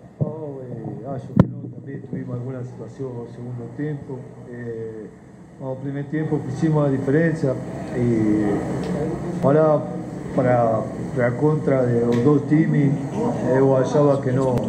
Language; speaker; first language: Portuguese; non-native, learner; Spanish